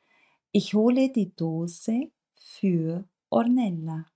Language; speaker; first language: German; non-native, fluent; Turkish